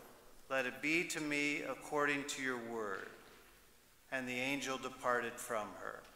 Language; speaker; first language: English; native; English